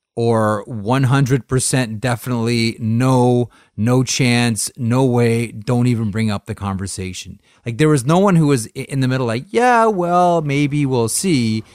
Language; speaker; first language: English; native; English